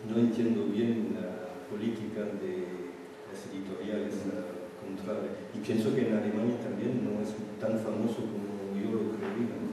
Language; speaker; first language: Spanish; non-native, fluent; French